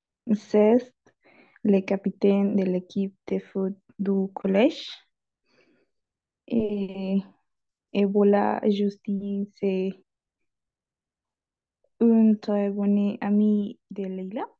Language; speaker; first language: French; non-native, learner; Spanish